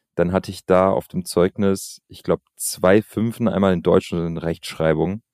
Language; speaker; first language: German; early bilingual, other home language; Albanian